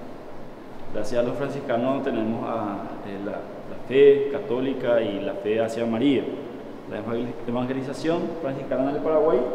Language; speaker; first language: Spanish; native; Spanish